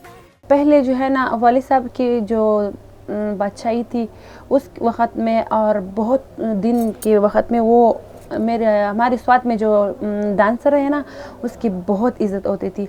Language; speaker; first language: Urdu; non-native, local second language; Pashto